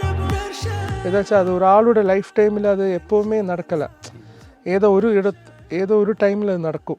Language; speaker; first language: Tamil; non-native, learner; Malayalam